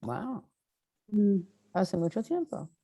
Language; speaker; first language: Spanish; non-native, learner; English